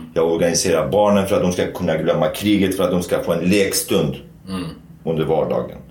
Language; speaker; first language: Swedish; non-native, fluent; Kurdish